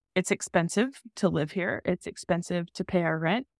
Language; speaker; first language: English; native; English